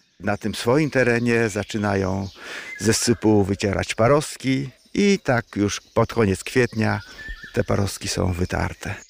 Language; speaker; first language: Polish; native; Polish